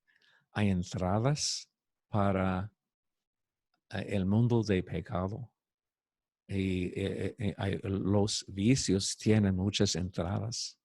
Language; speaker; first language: Spanish; non-native, fluent; English